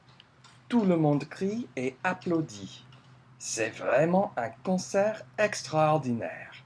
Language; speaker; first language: French; non-native, fluent; English